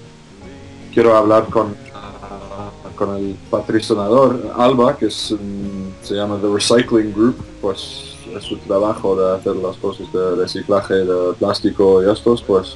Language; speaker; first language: Spanish; non-native, fluent; English